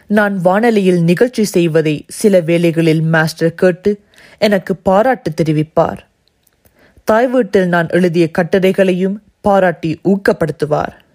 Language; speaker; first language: Tamil; early bilingual, heritage; Tamil